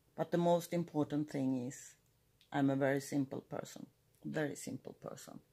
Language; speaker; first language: English; non-native, fluent; Swedish